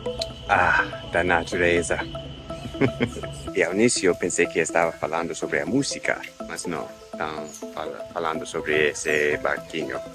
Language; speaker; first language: Portuguese; non-native, fluent; English